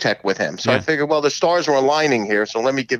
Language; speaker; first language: English; native; English